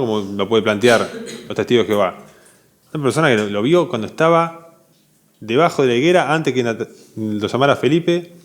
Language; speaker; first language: Spanish; native; Spanish